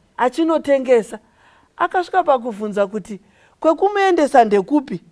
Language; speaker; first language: Shona; native; Shona